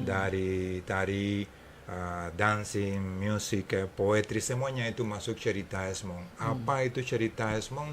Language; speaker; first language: Indonesian; non-native, fluent; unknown